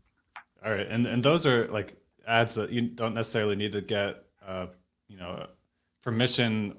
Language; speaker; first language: English; native; English